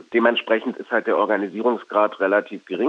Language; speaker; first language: German; native; German